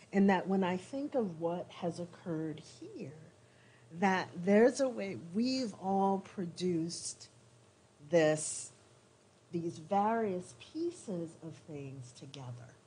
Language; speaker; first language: English; native; English